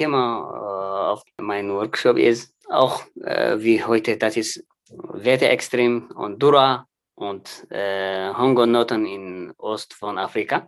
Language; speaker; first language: German; non-native, learner; Tigrinya